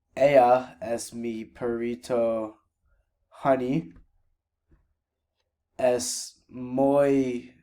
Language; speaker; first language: Spanish; non-native, learner; English